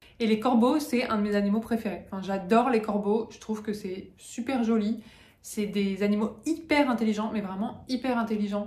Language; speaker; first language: French; native; French